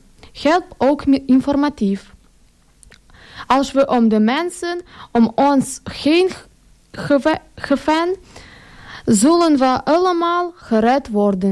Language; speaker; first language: Dutch; non-native, learner; Ukrainian